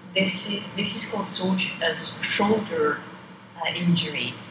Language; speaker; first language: English; non-native, fluent; Estonian